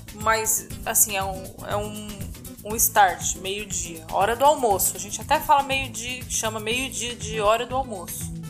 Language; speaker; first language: Portuguese; native; Portuguese